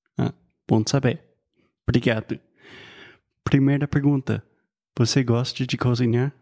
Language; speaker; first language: Portuguese; non-native, fluent; English